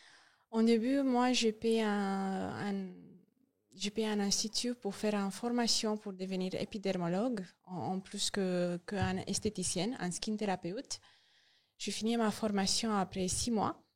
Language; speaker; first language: French; non-native, learner; Romanian